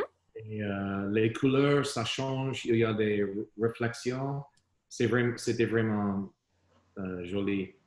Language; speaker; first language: French; non-native, learner; English